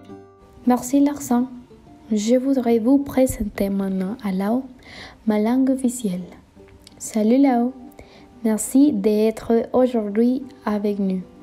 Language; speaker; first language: French; non-native, learner; Spanish